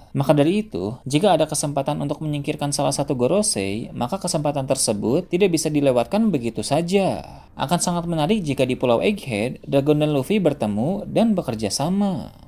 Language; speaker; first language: Indonesian; native; Indonesian